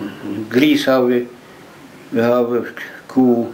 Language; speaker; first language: Swedish; early bilingual, heritage; Swedish